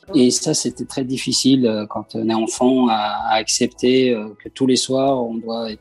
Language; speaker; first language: French; early bilingual, other home language; Persian